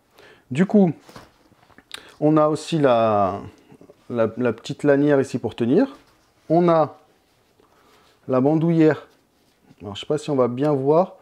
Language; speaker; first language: French; native; French